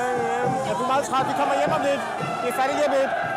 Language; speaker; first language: Danish; native; Danish